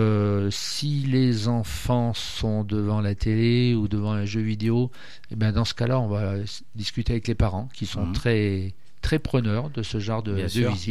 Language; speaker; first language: French; native; French